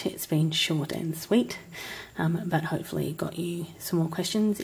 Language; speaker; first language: English; native; English